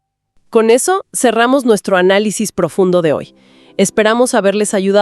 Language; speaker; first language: Spanish; native; Spanish